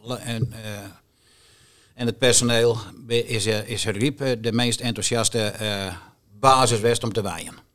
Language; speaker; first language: Dutch; non-native, local second language; Western Frisian